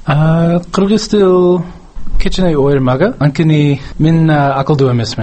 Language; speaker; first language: Kyrgyz; non-native, learner; English